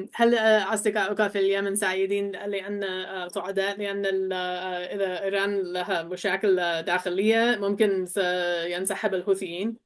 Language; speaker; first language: Arabic; non-native, learner; English